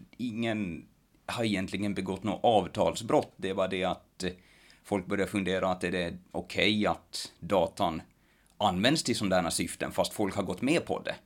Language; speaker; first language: Swedish; native; Swedish